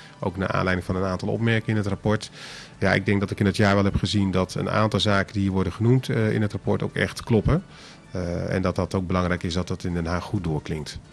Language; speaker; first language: Dutch; non-native, local second language; Papiamento